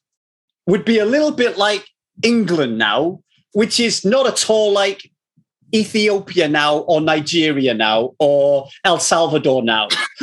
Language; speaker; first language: English; native; English